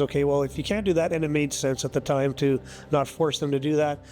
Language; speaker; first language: English; native; English